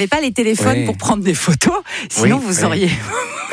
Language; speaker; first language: French; native; French